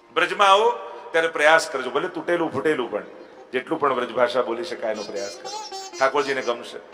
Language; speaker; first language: Gujarati; non-native, local second language; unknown